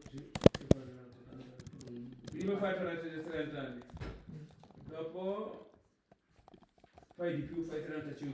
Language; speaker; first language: Italian; non-native, learner; Punjabi